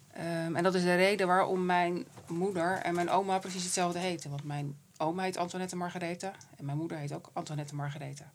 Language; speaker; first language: Dutch; native; Dutch